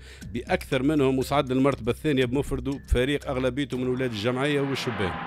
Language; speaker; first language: Arabic; native; Arabic